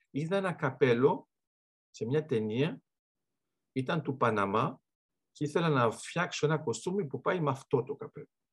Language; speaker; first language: Greek; early bilingual, heritage; Greek